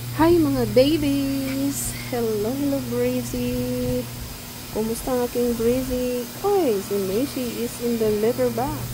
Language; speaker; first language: Filipino; non-native, local second language; Cebuano